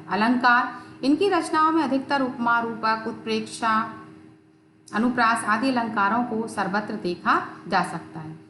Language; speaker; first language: Hindi; native; Hindi